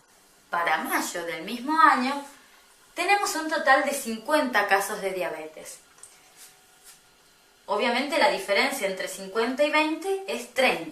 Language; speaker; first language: Spanish; native; Spanish